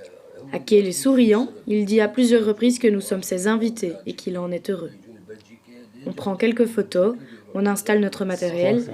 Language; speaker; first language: French; native; French